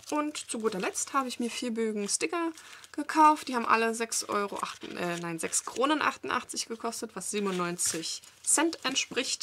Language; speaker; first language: German; native; German